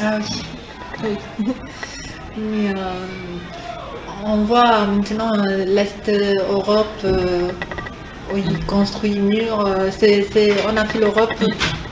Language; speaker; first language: French; non-native, fluent; Italian